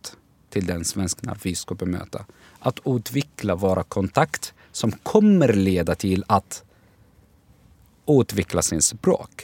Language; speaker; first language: Swedish; non-native, fluent; Arabic